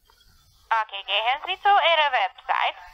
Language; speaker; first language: German; non-native, learner; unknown